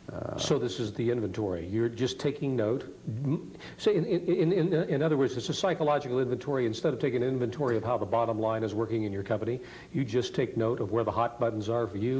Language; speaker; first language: English; native; English